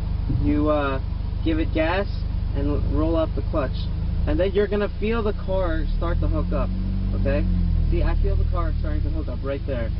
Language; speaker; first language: English; native; English